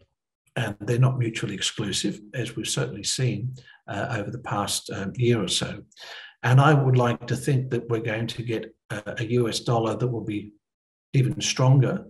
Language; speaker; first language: English; native; English